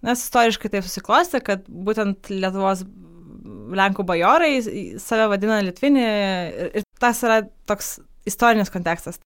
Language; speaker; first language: Lithuanian; non-native, local second language; Polish